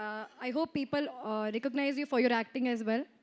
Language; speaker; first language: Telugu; non-native, fluent; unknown